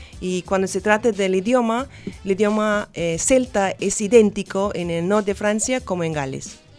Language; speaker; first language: Spanish; non-native, fluent; English